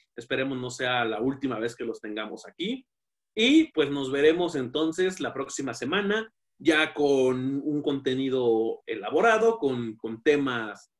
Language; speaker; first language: Spanish; native; Spanish